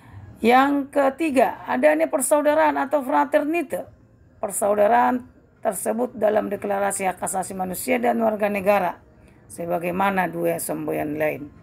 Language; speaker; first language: Indonesian; native; Indonesian